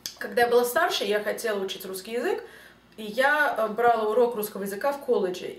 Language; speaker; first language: Russian; early bilingual, heritage; Russian